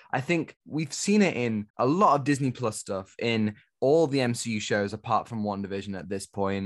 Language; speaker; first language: English; native; English